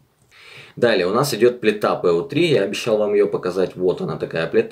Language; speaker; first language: Russian; native; Russian